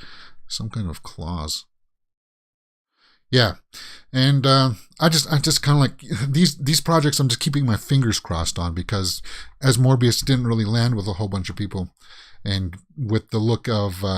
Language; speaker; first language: English; native; English